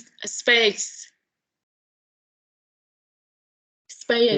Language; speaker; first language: English; non-native, learner; Vietnamese